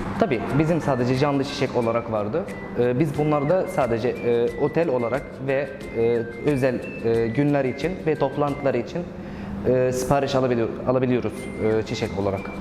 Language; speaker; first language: Turkish; non-native, learner; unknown